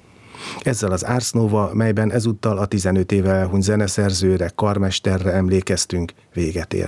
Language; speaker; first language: Hungarian; native; Hungarian